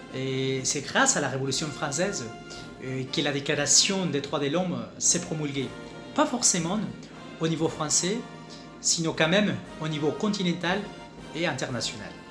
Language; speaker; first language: French; non-native, fluent; Spanish